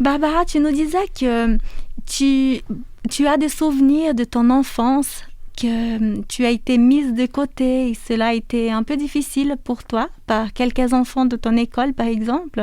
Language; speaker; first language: French; native; French